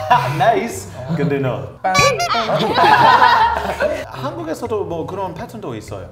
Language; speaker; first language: Korean; non-native, learner; English